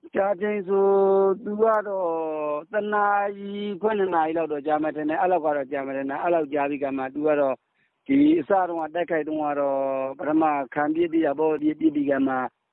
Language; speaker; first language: Burmese; native; Burmese